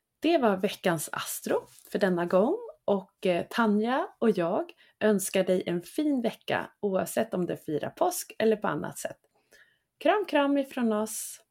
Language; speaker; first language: Swedish; native; Swedish